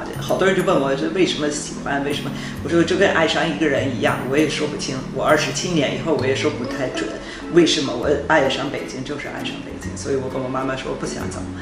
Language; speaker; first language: Chinese; non-native, fluent; English